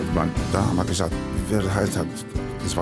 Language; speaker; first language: German; non-native, fluent; Spanish